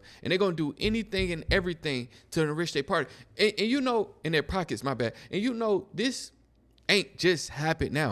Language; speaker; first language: English; native; English